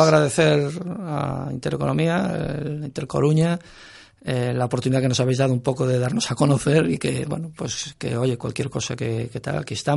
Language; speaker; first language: Spanish; native; Spanish